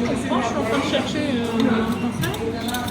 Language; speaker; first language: French; non-native, learner; Russian